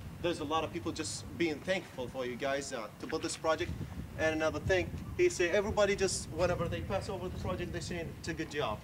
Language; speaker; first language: English; non-native, fluent; Arabic